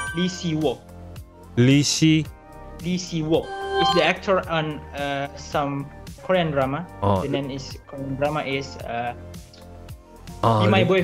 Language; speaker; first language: English; non-native, learner; Indonesian